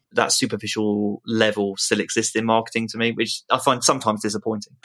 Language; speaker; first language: English; native; English